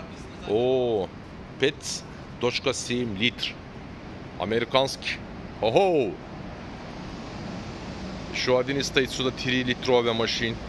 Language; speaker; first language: Russian; non-native, learner; Turkish